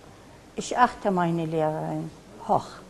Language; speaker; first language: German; non-native, fluent; Arabic